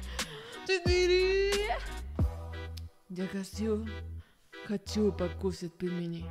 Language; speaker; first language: Russian; non-native, learner; Spanish